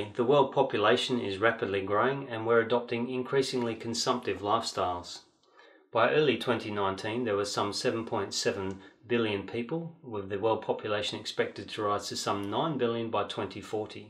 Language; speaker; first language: English; native; English